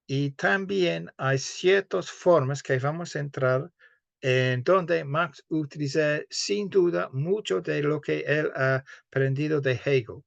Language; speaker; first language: Spanish; non-native, fluent; English